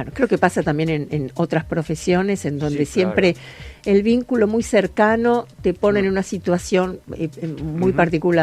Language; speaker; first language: Spanish; native; Spanish